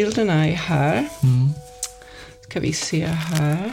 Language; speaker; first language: Swedish; non-native, fluent; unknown